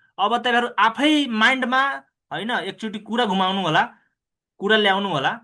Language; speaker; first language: Nepali; non-native, local second language; Bhojpuri